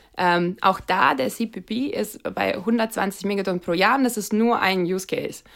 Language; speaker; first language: German; non-native, fluent; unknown